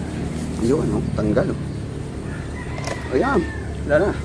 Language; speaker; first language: Filipino; native; Filipino